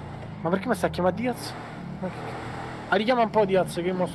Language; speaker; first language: Italian; native; Italian